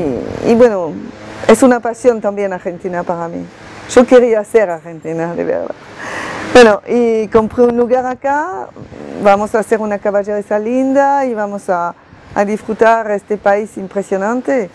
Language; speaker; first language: Spanish; non-native, fluent; French